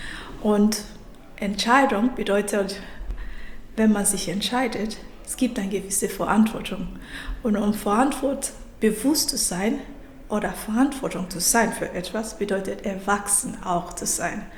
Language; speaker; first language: German; non-native, fluent; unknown